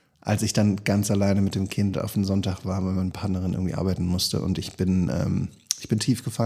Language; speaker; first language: German; native; German